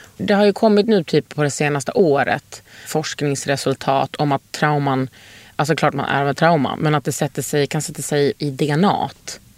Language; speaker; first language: Swedish; native; Swedish